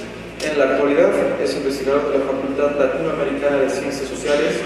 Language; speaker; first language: Spanish; native; Spanish